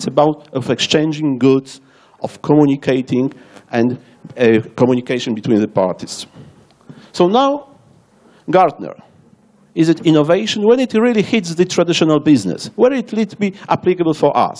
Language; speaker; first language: English; non-native, fluent; Polish